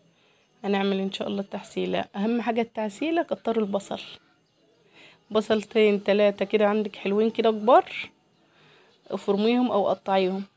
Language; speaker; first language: Arabic; native; Arabic